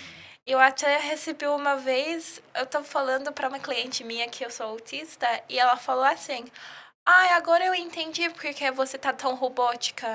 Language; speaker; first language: Portuguese; early bilingual, heritage; English